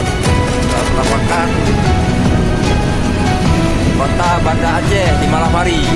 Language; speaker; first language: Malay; non-native, local second language; Achinese